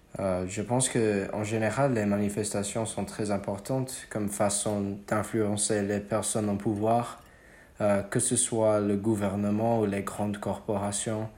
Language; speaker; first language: French; non-native, fluent; English